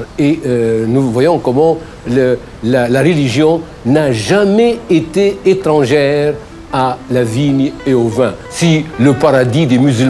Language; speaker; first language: French; non-native, local second language; Arabic